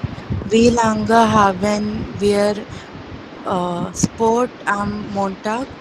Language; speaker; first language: German; non-native, learner; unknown